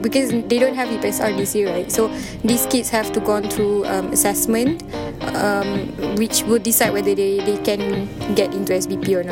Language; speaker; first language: English; non-native, local second language; Malay